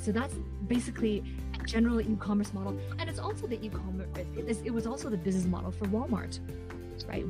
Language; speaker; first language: English; non-native, local second language; Cantonese